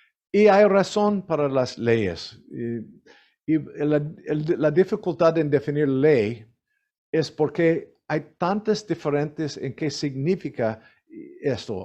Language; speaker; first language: Spanish; non-native, learner; English